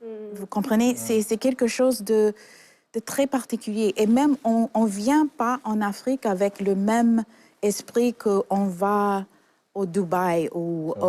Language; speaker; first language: French; non-native, fluent; English